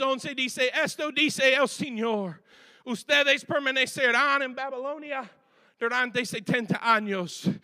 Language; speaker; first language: Spanish; non-native, fluent; English